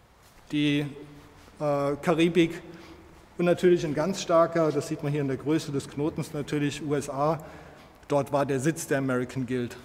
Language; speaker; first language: German; native; German